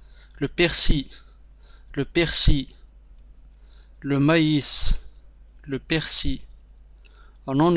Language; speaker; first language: French; non-native, fluent; Arabic